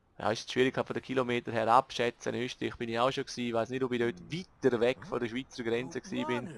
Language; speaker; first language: German; native; German